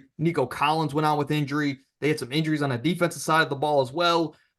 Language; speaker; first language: English; native; English